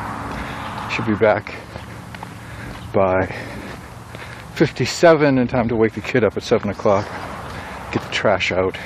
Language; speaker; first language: English; native; English